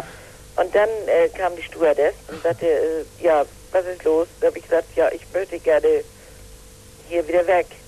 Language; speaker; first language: German; native; German